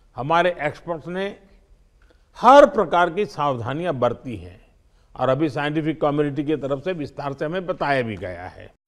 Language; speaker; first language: Hindi; non-native, local second language; Gujarati